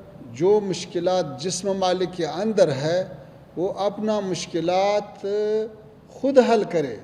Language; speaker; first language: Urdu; non-native, fluent; Pashto